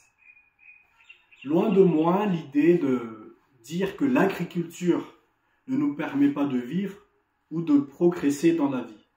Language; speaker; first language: French; non-native, local second language; Malagasy